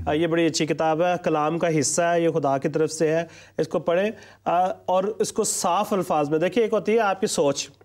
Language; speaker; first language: Urdu; non-native, local second language; Punjabi